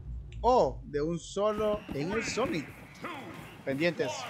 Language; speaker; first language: Spanish; native; Spanish